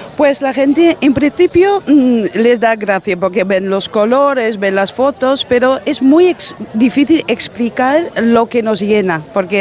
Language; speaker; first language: Spanish; non-native, fluent; Dutch